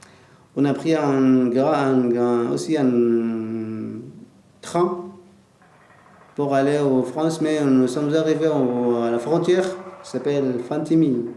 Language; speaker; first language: French; non-native, learner; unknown